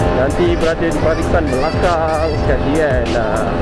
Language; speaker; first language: Malay; native; Malay